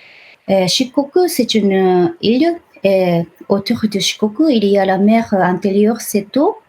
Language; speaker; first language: French; non-native, fluent; Japanese